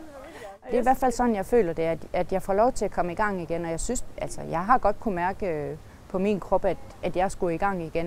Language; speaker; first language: Danish; native; Danish